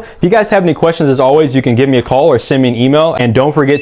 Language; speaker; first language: English; native; English